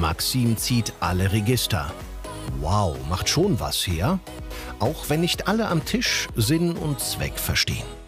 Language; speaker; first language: German; native; German